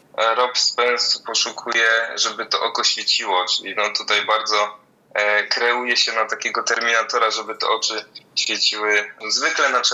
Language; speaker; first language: Polish; native; Polish